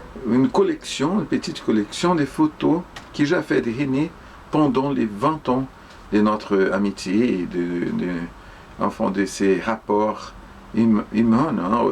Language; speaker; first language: French; non-native, fluent; Portuguese